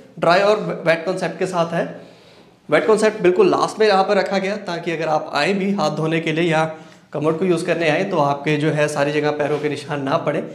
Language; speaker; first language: Hindi; native; Hindi